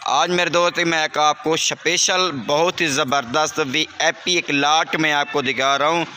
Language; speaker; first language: Urdu; non-native, local second language; Saraiki